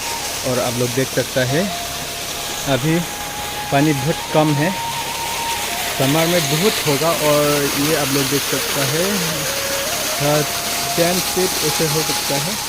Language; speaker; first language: Hindi; non-native, local second language; Karbi